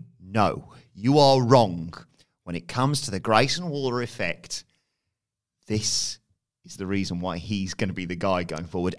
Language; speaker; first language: English; native; English